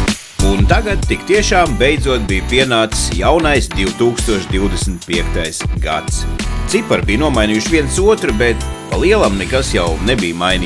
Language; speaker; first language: Latvian; native; Latvian